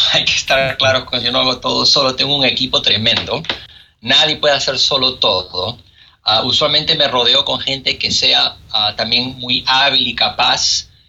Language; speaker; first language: Spanish; native; Spanish